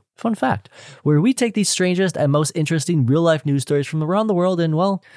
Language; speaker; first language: English; native; English